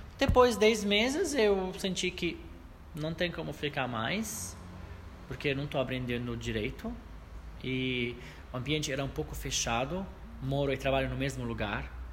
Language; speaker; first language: Portuguese; non-native, fluent; Arabic